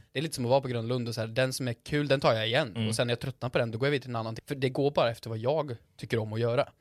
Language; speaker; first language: Swedish; native; Swedish